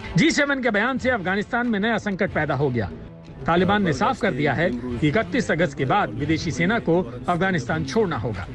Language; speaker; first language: Hindi; native; Hindi